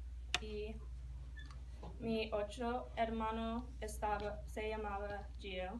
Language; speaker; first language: Spanish; non-native, learner; English